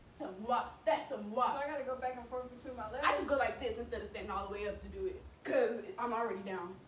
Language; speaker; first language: English; native; English